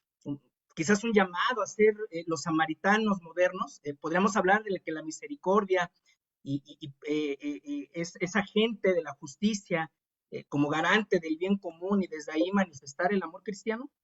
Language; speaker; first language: Spanish; native; Spanish